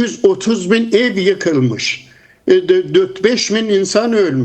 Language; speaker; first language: Turkish; non-native, fluent; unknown